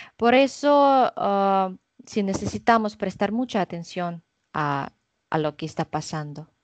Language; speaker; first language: Spanish; non-native, fluent; Russian